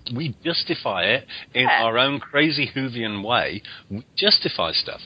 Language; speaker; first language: English; native; English